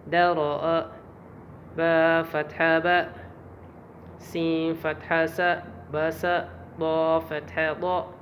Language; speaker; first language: Arabic; non-native, local second language; Somali